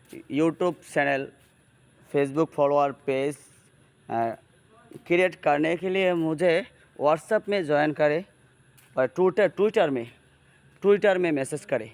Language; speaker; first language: Hindi; non-native, learner; Bangla